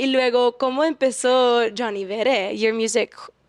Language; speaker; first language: Spanish; early bilingual, heritage; English